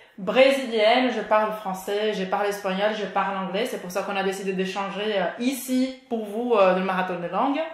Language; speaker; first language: French; non-native, fluent; Portuguese